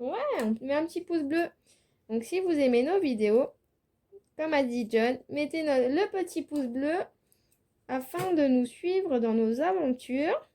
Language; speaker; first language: French; native; French